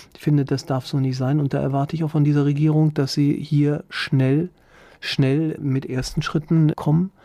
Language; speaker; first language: German; native; German